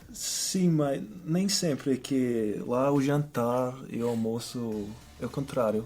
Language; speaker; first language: Portuguese; non-native, fluent; English